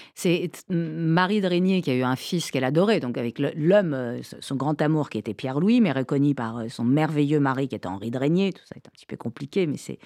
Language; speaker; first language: French; early bilingual, other home language; Persian